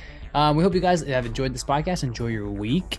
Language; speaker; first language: English; native; English